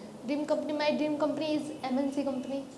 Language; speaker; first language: English; non-native, learner; Hindi